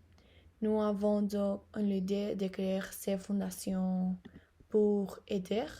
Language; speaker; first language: French; non-native, learner; Spanish